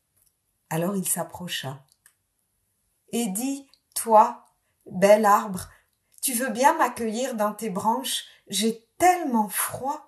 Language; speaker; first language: French; native; French